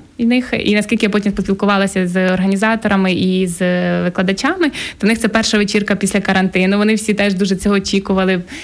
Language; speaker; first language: Ukrainian; native; Ukrainian